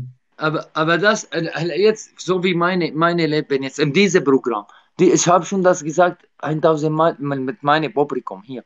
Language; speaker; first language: German; non-native, learner; Arabic